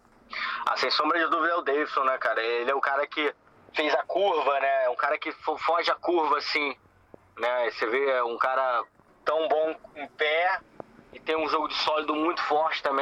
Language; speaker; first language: Portuguese; native; Portuguese